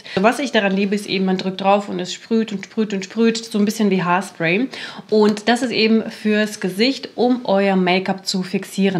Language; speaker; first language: German; native; German